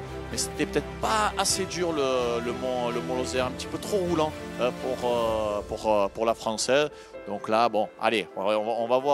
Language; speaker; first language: French; native; French